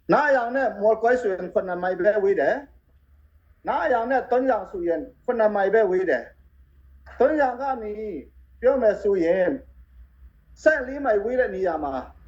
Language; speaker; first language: Burmese; non-native, local second language; Tedim Chin